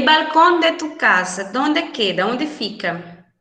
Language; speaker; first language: Spanish; non-native, fluent; Portuguese